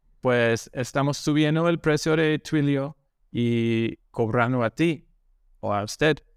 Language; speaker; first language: Spanish; non-native, learner; English